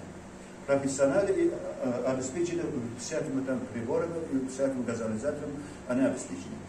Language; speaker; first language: Russian; non-native, local second language; Uzbek